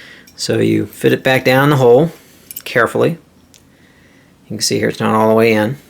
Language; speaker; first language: English; native; English